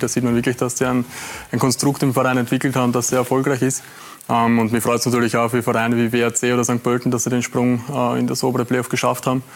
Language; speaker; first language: German; native; German